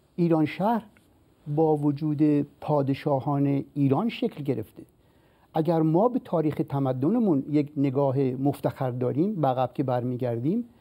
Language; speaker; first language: Persian; native; Persian